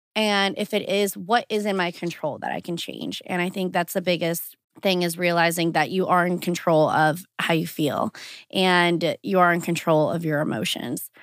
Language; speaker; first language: English; early bilingual, other home language; Portuguese